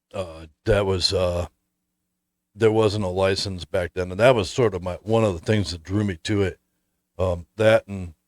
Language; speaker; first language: English; native; English